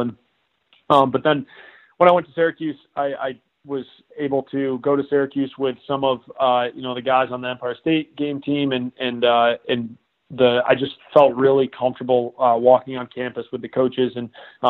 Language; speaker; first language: English; native; English